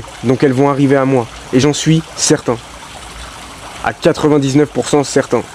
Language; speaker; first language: French; native; French